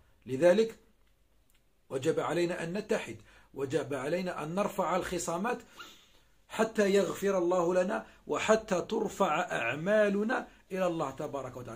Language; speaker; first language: Arabic; native; Arabic